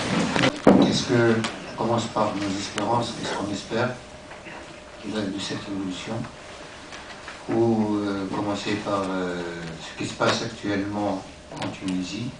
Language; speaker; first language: French; non-native, local second language; Arabic